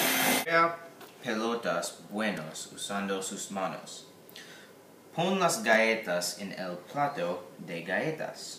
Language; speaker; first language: Spanish; non-native, learner; English